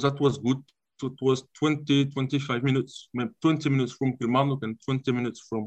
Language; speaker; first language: English; non-native, fluent; French